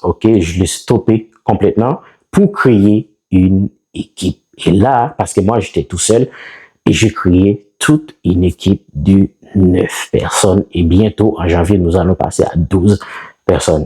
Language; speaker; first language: French; non-native, local second language; Haitian Creole